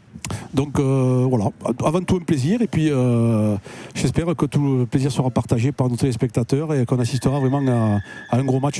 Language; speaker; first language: French; native; French